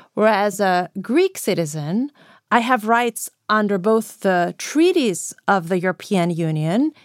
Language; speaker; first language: English; non-native, fluent; Greek